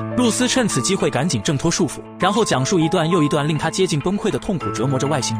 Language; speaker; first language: Chinese; native; Chinese